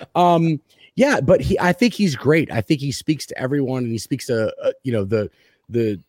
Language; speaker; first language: English; native; English